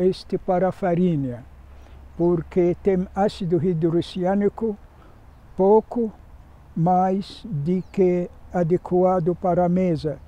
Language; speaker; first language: Portuguese; non-native, fluent; Arabic